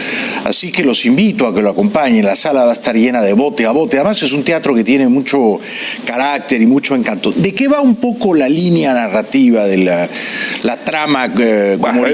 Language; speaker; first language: Spanish; native; Spanish